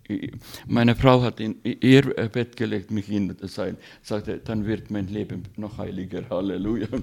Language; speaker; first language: German; non-native, learner; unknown